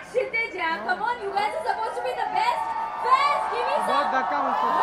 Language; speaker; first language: English; non-native, local second language; Hindi